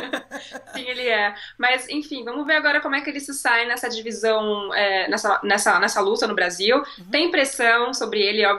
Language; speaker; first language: Portuguese; native; Portuguese